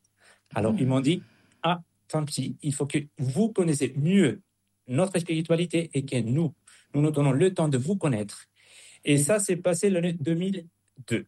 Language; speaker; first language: French; non-native, fluent; Spanish